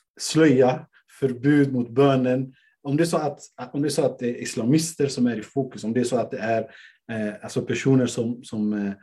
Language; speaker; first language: Swedish; native; Swedish